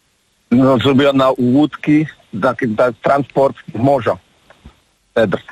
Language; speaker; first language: Polish; non-native, learner; Arabic